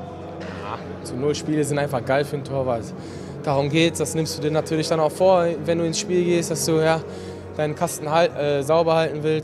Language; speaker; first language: German; native; German